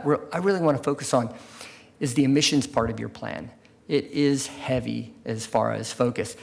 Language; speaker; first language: English; native; English